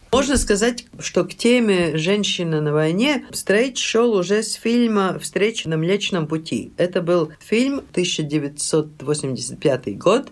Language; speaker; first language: Russian; non-native, local second language; Latvian